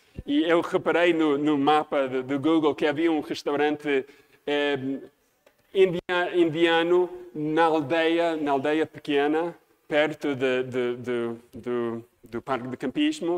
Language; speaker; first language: Portuguese; non-native, fluent; English